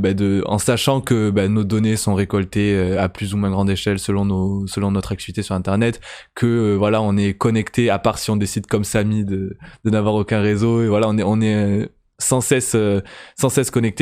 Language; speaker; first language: French; native; French